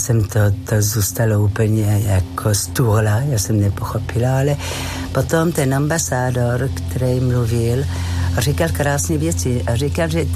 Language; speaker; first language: Czech; non-native, fluent; French